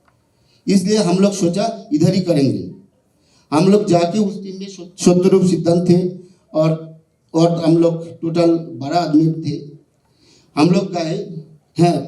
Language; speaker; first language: Hindi; non-native, local second language; Bangla